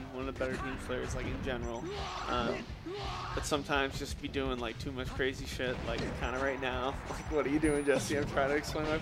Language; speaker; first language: English; native; English